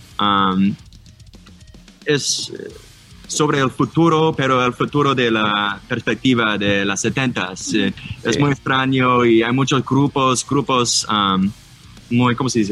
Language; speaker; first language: Spanish; non-native, learner; English